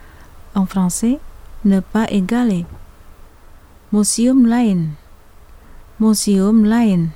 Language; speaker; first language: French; non-native, fluent; Indonesian